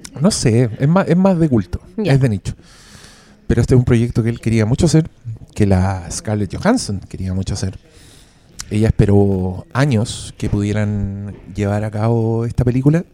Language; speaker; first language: Spanish; native; Spanish